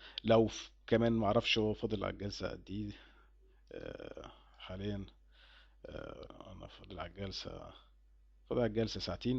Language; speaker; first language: Arabic; native; Arabic